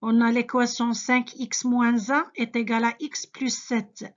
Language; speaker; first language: French; non-native, local second language; Arabic